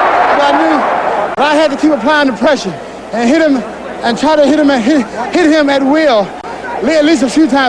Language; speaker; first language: English; native; English